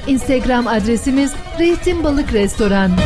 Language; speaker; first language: Turkish; native; Turkish